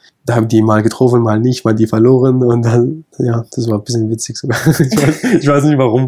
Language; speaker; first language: German; non-native, fluent; Kurdish